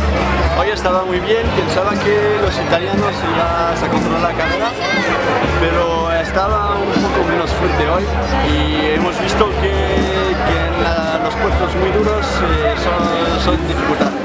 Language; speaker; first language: Spanish; non-native, learner; French